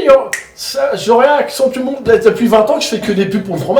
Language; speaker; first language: French; native; French